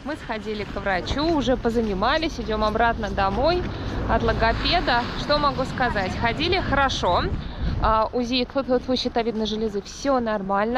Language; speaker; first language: Russian; native; Russian